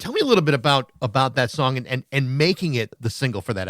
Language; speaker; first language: English; native; English